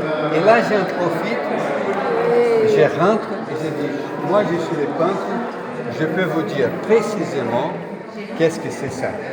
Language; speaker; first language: French; non-native, fluent; Portuguese